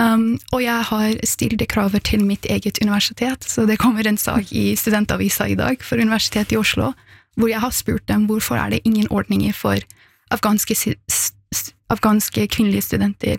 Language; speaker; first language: Norwegian; early bilingual, other home language; Persian